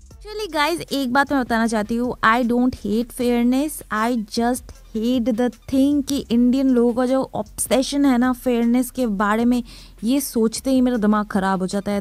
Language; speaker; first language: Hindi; non-native, local second language; Bangla